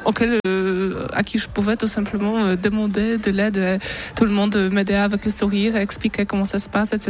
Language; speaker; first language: French; non-native, fluent; Polish